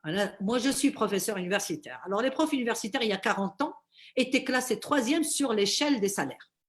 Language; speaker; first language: French; non-native, local second language; Arabic